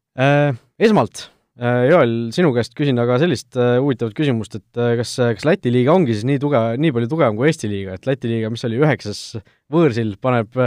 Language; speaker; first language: Estonian; native; Estonian